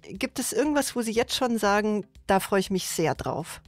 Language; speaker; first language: German; native; German